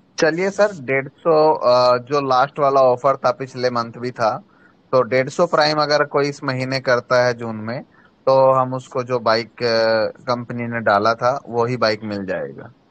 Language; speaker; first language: Hindi; native; Hindi